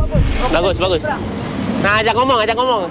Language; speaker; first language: Indonesian; native; Indonesian